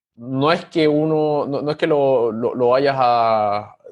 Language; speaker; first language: Spanish; native; Spanish